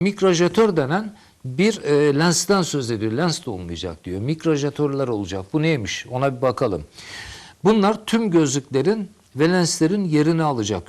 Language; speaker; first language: Turkish; native; Turkish